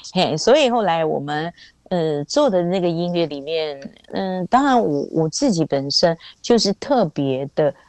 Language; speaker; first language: Chinese; non-native, local second language; Hakka Chinese